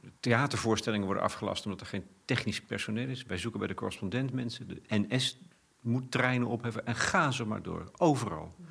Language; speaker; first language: Dutch; native; Dutch